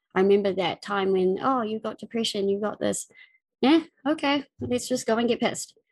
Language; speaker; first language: English; native; English